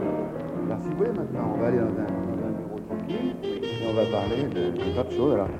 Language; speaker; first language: French; native; French